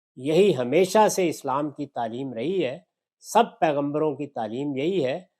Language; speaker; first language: Urdu; non-native, local second language; Punjabi